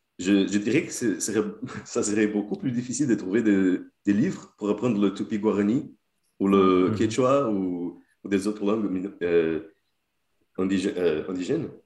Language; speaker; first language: French; non-native, fluent; Portuguese